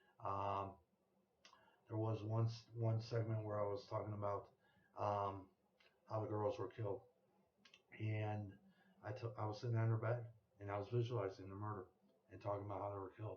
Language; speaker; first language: English; native; English